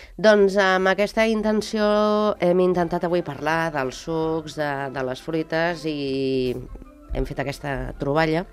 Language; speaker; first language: Catalan; native; Catalan